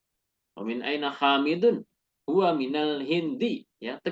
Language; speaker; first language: Arabic; non-native, learner; Indonesian